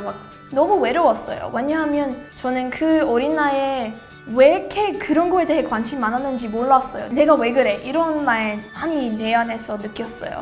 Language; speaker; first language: Korean; non-native, learner; English